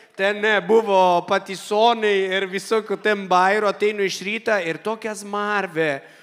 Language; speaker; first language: Lithuanian; non-native, fluent; Italian